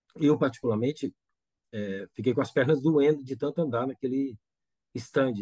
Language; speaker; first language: Portuguese; native; Portuguese